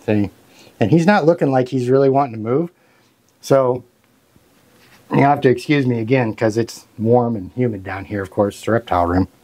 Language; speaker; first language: English; native; English